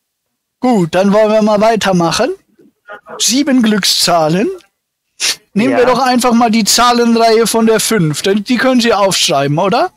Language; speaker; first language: German; native; German